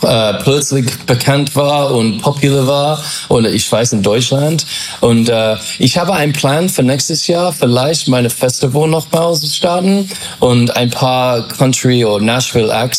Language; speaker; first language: German; non-native, learner; English